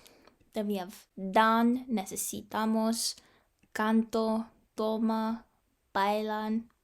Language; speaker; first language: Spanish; non-native, learner; English